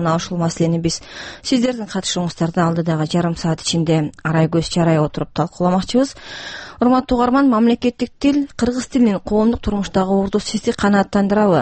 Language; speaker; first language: Kyrgyz; native; Kyrgyz